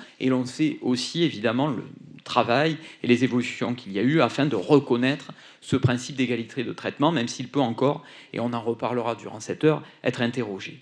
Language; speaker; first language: French; native; French